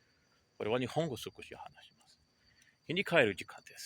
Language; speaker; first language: Japanese; non-native, learner; Portuguese